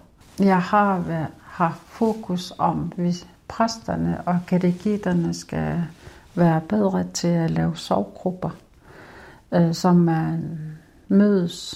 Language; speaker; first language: Danish; non-native, local second language; Kalaallisut